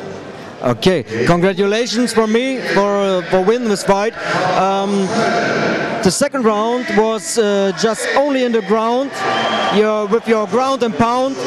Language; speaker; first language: English; non-native, learner; German